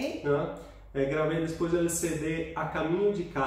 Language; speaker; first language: Spanish; non-native, fluent; Portuguese